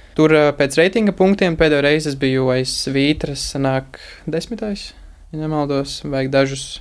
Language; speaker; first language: Latvian; native; Latvian